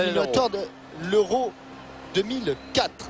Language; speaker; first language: French; native; French